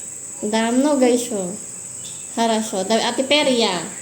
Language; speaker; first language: Russian; non-native, learner; Filipino